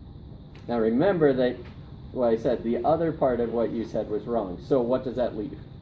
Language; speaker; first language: English; native; English